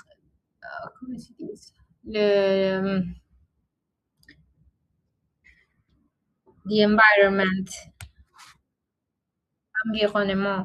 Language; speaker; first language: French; non-native, learner; Italian